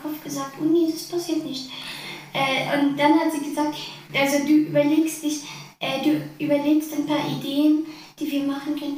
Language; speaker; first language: German; early bilingual, other home language; Arabic